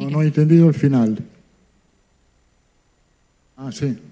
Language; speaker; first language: Portuguese; non-native, learner; Italian